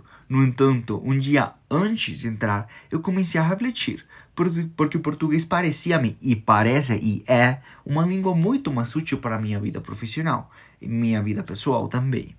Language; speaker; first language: Portuguese; non-native, fluent; Spanish